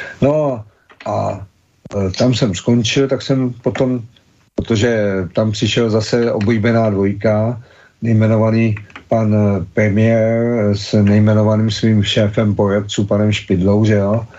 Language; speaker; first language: Czech; native; Czech